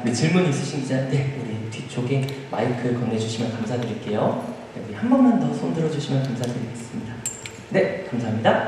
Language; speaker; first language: Korean; native; Korean